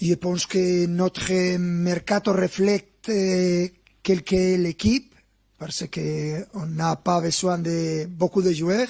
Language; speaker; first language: French; non-native, fluent; Spanish